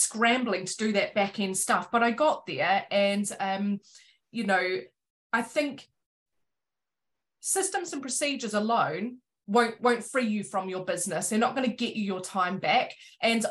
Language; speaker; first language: English; native; English